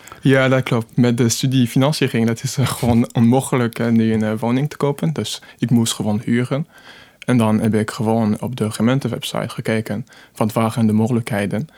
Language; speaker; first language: Dutch; non-native, fluent; French